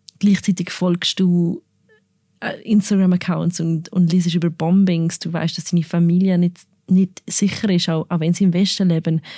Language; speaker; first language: German; native; German